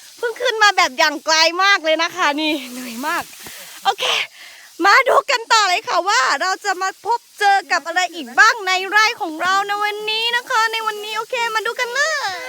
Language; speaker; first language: Thai; non-native, local second language; S'gaw Karen